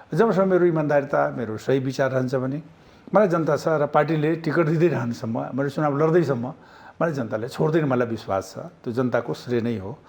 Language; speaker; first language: Nepali; non-native, local second language; Maithili